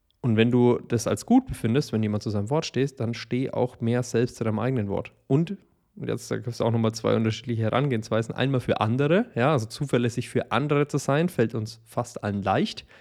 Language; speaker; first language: German; native; German